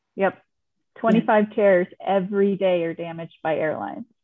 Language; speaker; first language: English; native; English